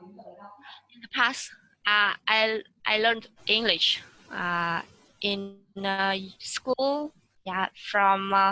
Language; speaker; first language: English; non-native, learner; Vietnamese